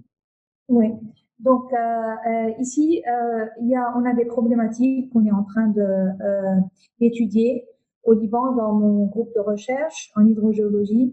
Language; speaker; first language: French; non-native, local second language; Arabic